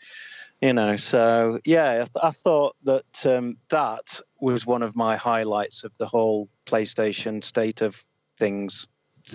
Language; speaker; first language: English; native; English